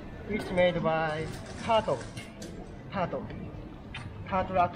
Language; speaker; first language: English; non-native, learner; Japanese